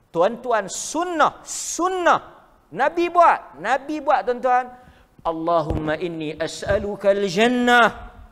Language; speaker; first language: Malay; native; Malay